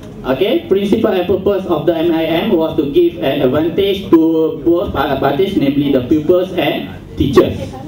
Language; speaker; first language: English; non-native, local second language; Malay